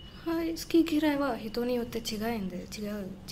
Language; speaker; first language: Japanese; non-native, learner; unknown